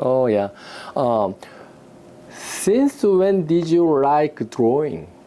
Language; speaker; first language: English; non-native, learner; Korean